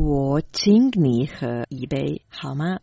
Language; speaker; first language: Chinese; non-native, learner; Croatian